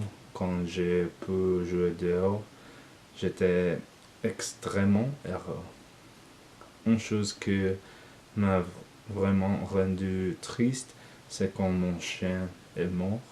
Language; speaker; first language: French; non-native, learner; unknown